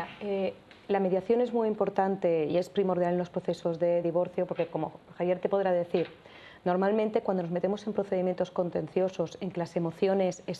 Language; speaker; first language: Spanish; native; Spanish